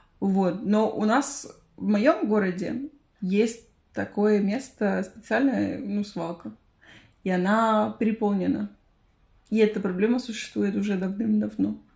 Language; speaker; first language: Russian; non-native, fluent; Spanish